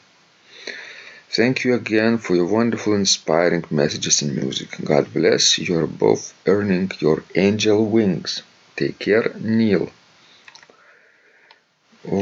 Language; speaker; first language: English; non-native, fluent; Lithuanian